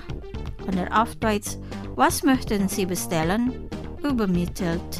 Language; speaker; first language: German; non-native, fluent; Indonesian